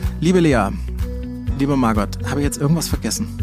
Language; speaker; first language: German; native; German